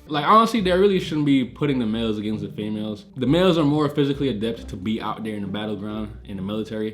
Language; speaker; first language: English; native; English